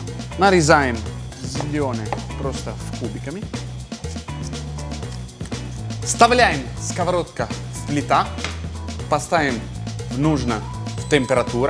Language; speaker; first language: Russian; non-native, fluent; Italian